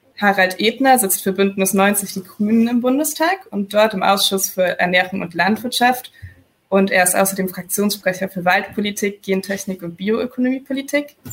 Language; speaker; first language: German; native; German